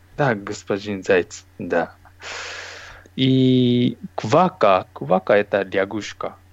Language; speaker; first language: Russian; non-native, learner; Japanese